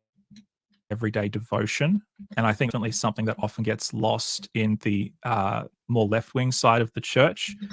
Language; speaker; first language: English; native; English